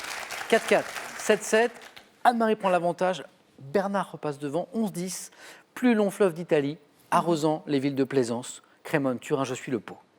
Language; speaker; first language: French; native; French